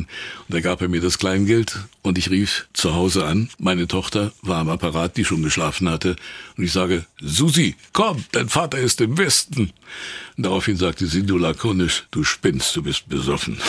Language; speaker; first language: German; native; German